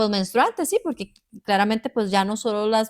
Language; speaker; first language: Spanish; native; Spanish